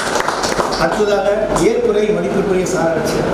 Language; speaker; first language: Tamil; native; Tamil